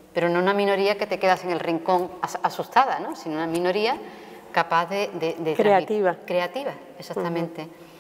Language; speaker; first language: Spanish; native; Spanish